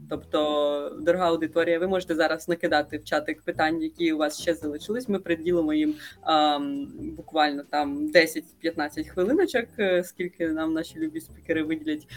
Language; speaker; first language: Ukrainian; native; Ukrainian